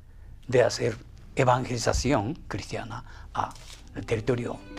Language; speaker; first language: Spanish; non-native, fluent; Japanese